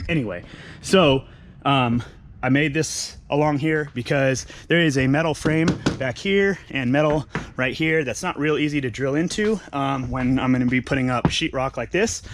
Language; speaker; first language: English; native; English